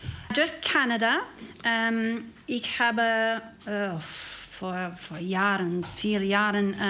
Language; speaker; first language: German; non-native, learner; English